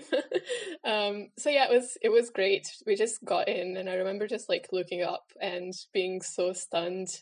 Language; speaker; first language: English; non-native, fluent; Italian